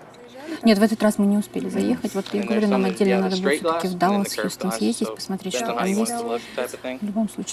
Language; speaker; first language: Russian; native; Russian